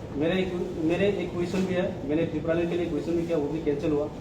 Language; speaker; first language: Hindi; non-native, local second language; Kok Borok